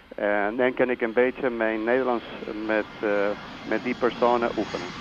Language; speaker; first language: Dutch; non-native, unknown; Spanish